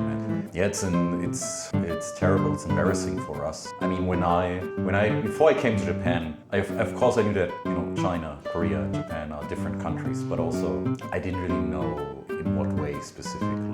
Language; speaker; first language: English; non-native, fluent; German